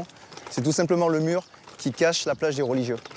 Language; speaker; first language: French; native; French